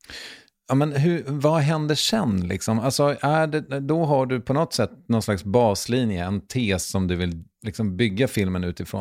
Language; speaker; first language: Swedish; native; Swedish